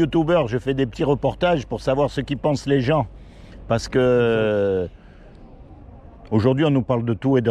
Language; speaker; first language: French; native; French